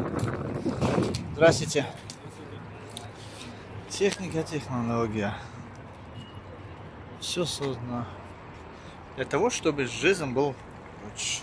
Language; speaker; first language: Russian; non-native, learner; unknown